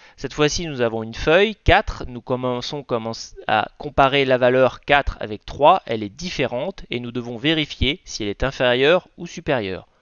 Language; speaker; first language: French; native; French